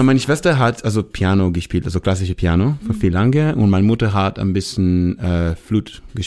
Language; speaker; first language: German; non-native, learner; Hebrew